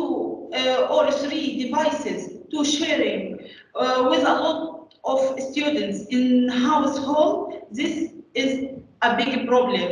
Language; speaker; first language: English; non-native, learner; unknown